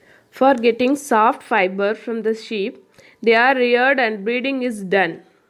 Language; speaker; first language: English; non-native, local second language; Tamil